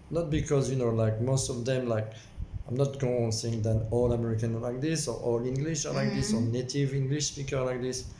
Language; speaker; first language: English; non-native, local second language; French